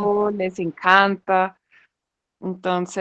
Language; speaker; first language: Spanish; non-native, fluent; German